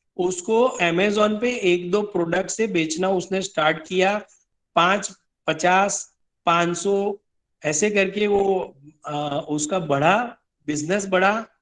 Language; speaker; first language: Hindi; non-native, local second language; Gujarati